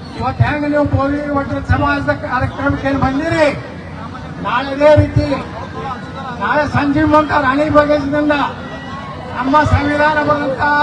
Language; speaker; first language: Kannada; native; Kannada